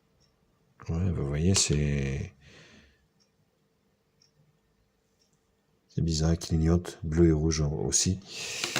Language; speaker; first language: French; native; French